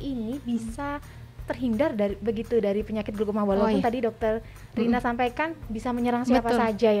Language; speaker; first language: Indonesian; native; Indonesian